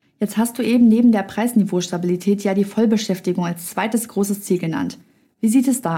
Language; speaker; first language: German; native; German